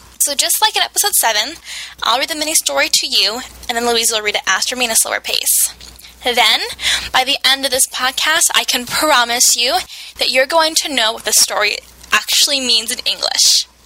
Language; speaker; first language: English; native; English